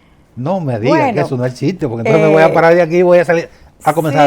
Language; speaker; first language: Spanish; native; Spanish